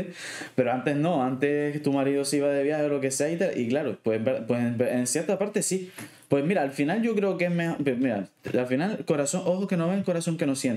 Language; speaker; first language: Spanish; native; Spanish